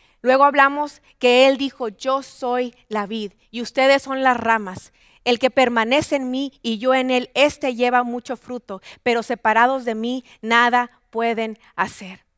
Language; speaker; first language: Spanish; native; Spanish